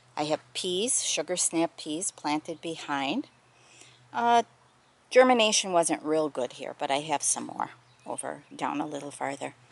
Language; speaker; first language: English; native; English